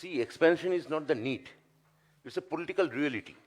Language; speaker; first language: English; non-native, local second language; Bangla